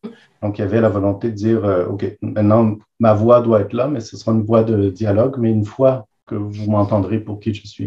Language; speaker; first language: French; native; French